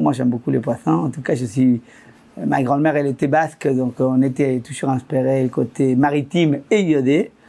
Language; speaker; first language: French; non-native, fluent; Spanish